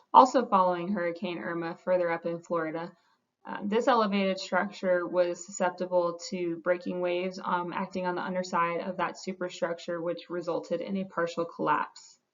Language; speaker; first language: English; native; English